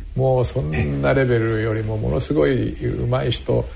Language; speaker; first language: Japanese; native; Japanese